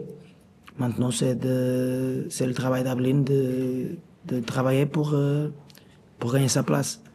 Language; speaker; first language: French; non-native, learner; Portuguese